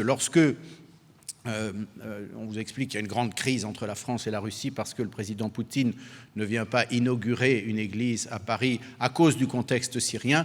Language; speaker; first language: French; native; French